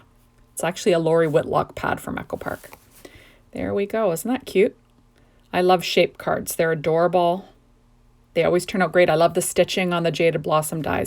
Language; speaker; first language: English; native; English